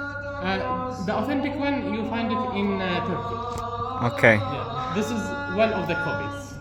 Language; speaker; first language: English; non-native, learner; Arabic